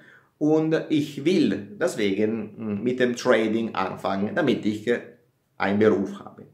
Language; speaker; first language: German; non-native, fluent; Italian